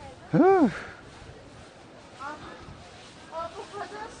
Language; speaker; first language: Korean; non-native, learner; Japanese